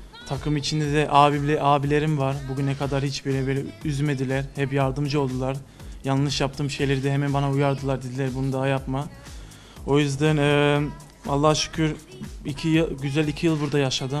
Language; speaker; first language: Turkish; early bilingual, other home language; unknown